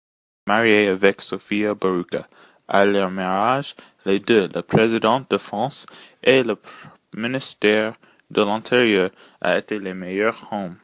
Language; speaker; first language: French; non-native, learner; English